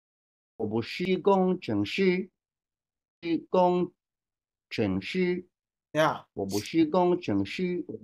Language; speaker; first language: Chinese; non-native, learner; Swahili